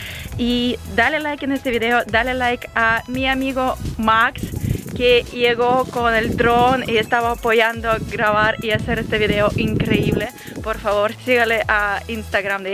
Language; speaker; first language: Spanish; non-native, fluent; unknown